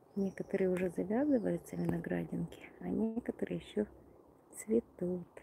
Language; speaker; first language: Russian; non-native, local second language; Ukrainian